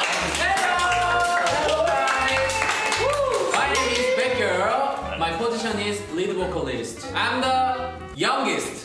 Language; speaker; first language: English; non-native, learner; Korean